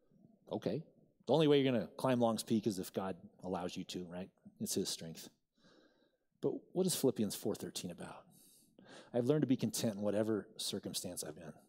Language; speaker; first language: English; native; English